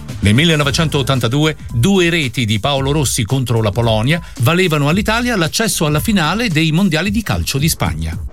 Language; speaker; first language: Italian; native; Italian